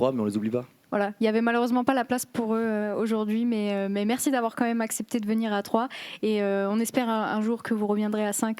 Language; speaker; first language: French; native; French